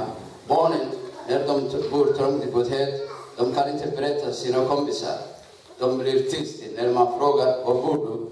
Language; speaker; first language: Swedish; non-native, learner; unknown